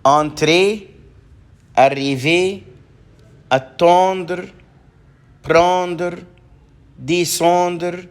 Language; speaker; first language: French; non-native, fluent; Arabic